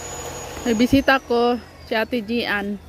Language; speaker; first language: Filipino; non-native, local second language; Cebuano